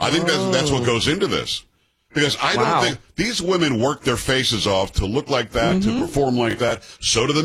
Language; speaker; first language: English; native; English